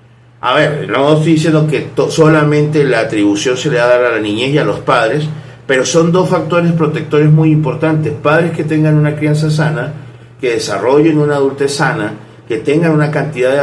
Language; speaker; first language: Spanish; native; Spanish